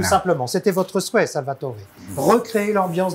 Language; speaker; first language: French; native; French